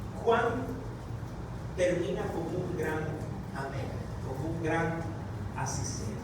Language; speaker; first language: Spanish; native; Spanish